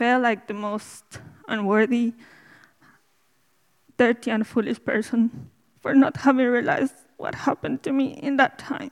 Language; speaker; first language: English; non-native, fluent; Spanish